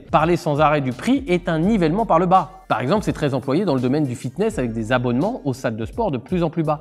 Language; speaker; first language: French; native; French